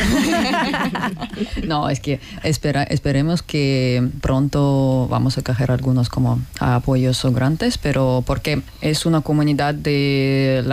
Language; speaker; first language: Spanish; non-native, fluent; Russian